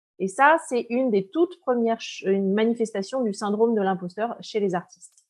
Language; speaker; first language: French; native; French